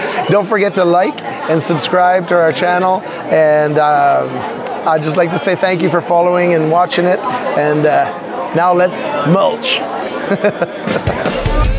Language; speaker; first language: English; native; English